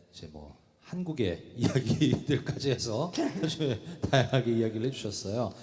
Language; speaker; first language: Korean; native; Korean